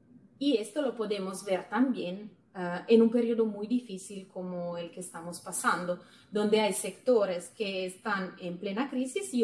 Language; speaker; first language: Spanish; non-native, fluent; Italian